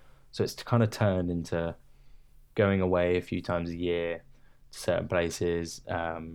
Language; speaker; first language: English; native; English